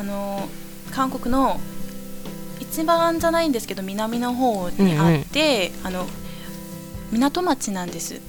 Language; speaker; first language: Japanese; non-native, fluent; Korean